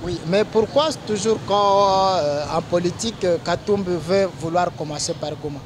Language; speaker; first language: French; non-native, local second language; Swahili